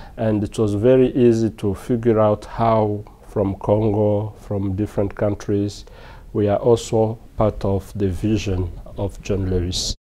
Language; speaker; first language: English; non-native, fluent; Swahili